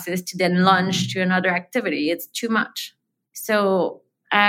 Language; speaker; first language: English; non-native, fluent; French